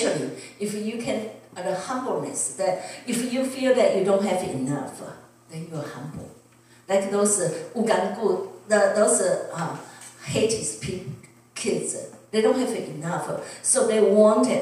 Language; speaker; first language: English; non-native, learner; Chinese